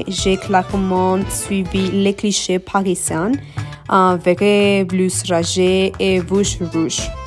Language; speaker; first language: French; non-native, learner; Spanish